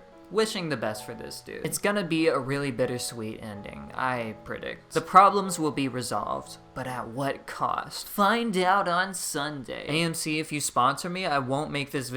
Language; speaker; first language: English; native; English